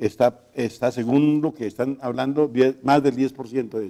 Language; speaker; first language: Spanish; native; Spanish